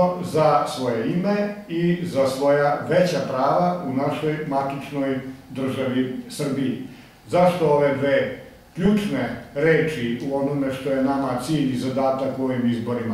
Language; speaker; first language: Serbian; native; Serbian